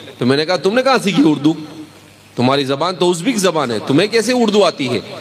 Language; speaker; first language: Urdu; non-native, local second language; Gujarati